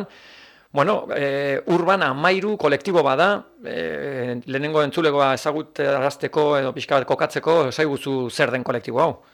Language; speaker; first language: Basque; native; Basque